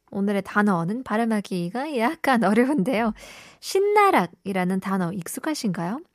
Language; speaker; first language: Korean; native; Korean